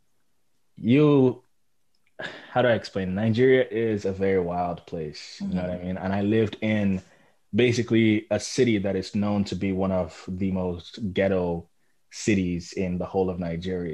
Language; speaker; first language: English; non-native, local second language; Igbo